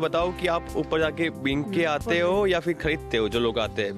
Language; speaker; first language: Hindi; native; Hindi